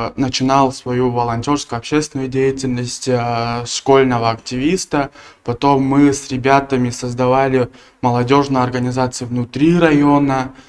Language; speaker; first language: Russian; non-native, local second language; Tuvinian